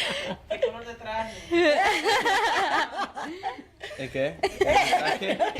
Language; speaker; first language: Spanish; early bilingual, heritage; Spanish